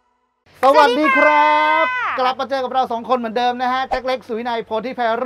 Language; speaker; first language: Thai; native; Thai